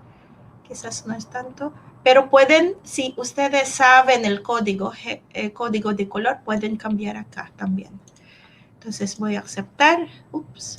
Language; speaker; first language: Spanish; non-native, fluent; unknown